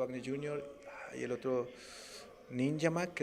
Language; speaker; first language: Spanish; native; Spanish